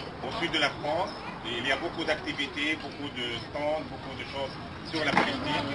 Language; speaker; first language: French; non-native, fluent; Arabic